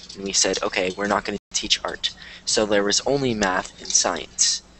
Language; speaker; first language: English; native; English